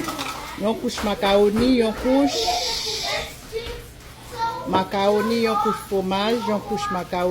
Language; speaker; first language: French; non-native, local second language; Haitian Creole